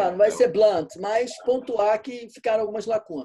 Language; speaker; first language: Portuguese; native; Portuguese